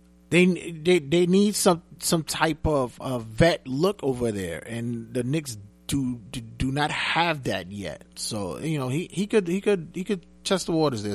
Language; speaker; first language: English; native; English